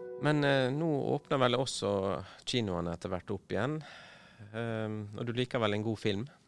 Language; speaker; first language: Norwegian; native; Norwegian